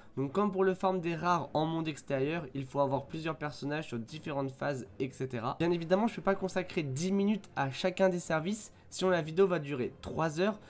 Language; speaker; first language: French; native; French